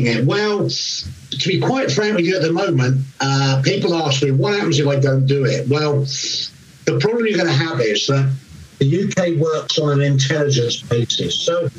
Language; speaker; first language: English; native; English